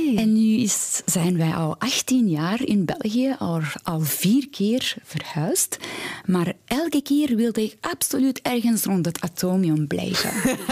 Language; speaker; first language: Dutch; non-native, fluent; Persian